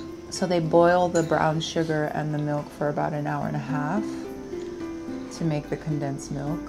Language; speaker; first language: English; early bilingual, other home language; Japanese